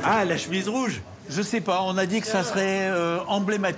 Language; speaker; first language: French; native; French